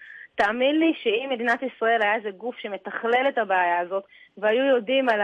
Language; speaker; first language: Hebrew; native; Hebrew